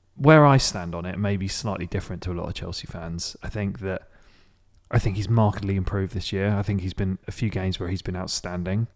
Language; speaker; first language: English; native; English